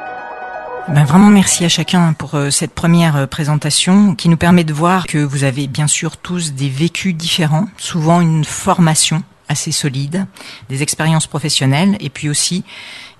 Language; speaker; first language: French; native; French